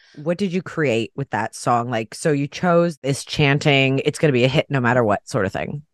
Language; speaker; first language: English; native; English